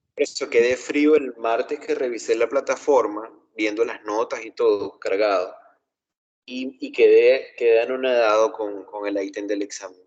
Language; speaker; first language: Spanish; native; Spanish